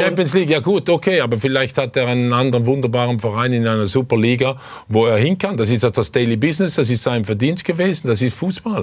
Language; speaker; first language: German; native; German